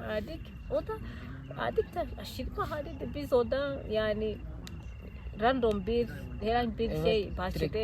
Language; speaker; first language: Turkish; non-native, fluent; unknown